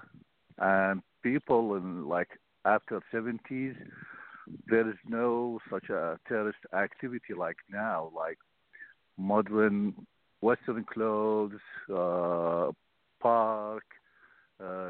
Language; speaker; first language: English; non-native, learner; Arabic